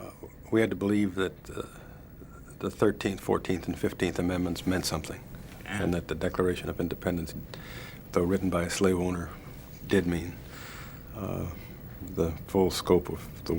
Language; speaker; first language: English; native; English